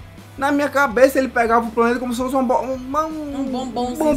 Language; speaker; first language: Portuguese; native; Portuguese